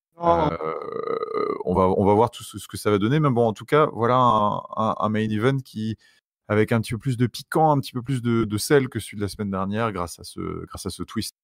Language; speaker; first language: French; native; French